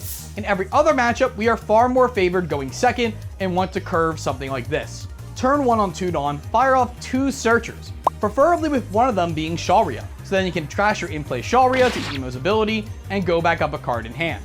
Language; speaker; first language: English; native; English